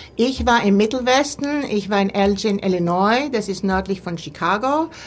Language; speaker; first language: German; native; German